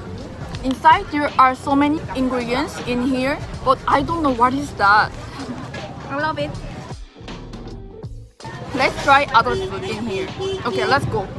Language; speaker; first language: English; non-native, learner; Korean